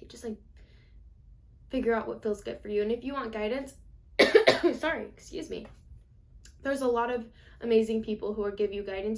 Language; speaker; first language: English; native; English